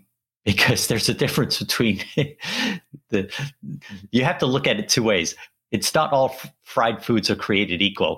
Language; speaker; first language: English; native; English